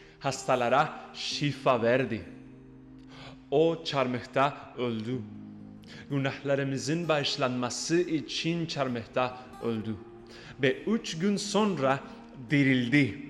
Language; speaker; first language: Turkish; non-native, fluent; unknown